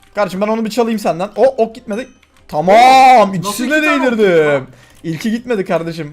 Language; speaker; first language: Turkish; native; Turkish